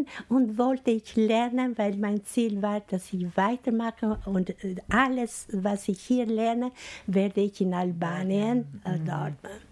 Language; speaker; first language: German; non-native, fluent; Albanian